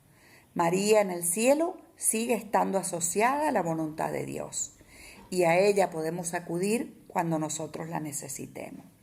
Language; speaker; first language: Spanish; native; Spanish